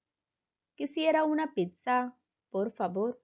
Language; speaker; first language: Spanish; non-native, fluent; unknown